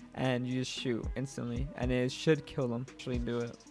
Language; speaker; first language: English; early bilingual, other home language; Spanish